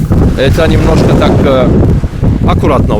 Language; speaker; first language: Russian; non-native, learner; Turkish